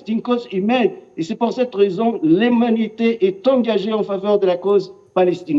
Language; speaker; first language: French; non-native, fluent; Arabic